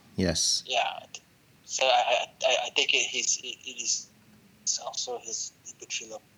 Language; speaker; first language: English; non-native, local second language; Malay